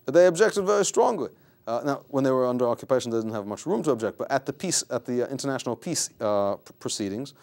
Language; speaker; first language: English; native; English